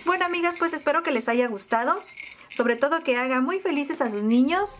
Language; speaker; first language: Spanish; native; Spanish